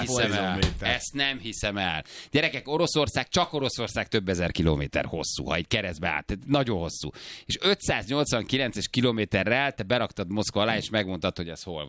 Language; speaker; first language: Hungarian; native; Hungarian